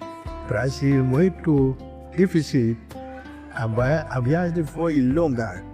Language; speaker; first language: Portuguese; non-native, learner; Lingala